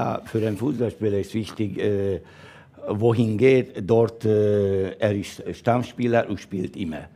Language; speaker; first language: German; non-native, learner; Hungarian